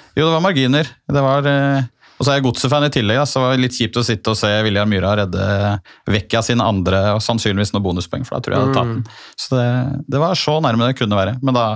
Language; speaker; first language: Norwegian; native; Norwegian